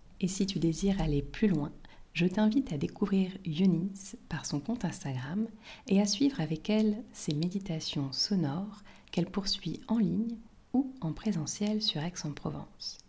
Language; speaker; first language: French; native; French